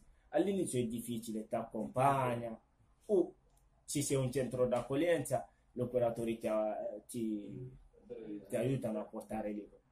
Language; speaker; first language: Italian; non-native, learner; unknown